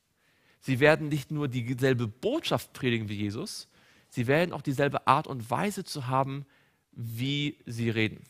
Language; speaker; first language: German; native; German